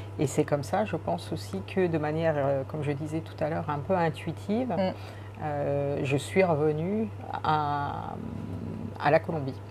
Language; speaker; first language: French; early bilingual, other home language; Spanish